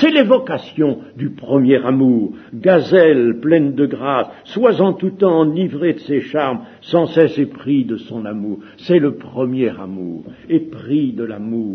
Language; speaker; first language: French; native; French